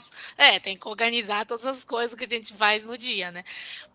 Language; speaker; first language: Portuguese; non-native, fluent; Chinese